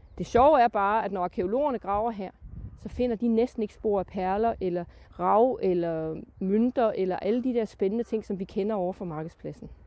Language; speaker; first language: Danish; native; Danish